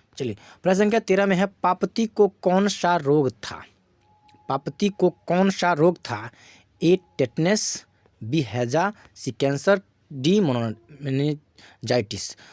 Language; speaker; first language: Hindi; native; Hindi